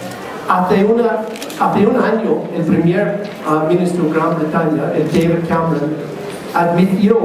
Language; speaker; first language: Spanish; non-native, learner; English